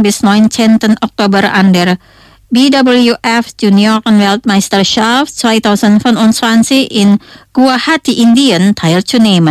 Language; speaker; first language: German; non-native, fluent; Indonesian